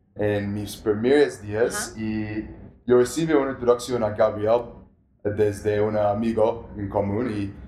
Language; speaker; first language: Spanish; non-native, learner; English